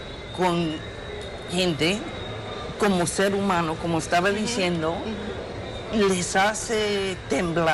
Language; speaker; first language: Spanish; non-native, fluent; English